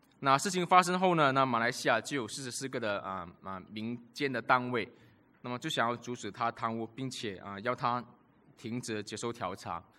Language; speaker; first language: Chinese; native; Chinese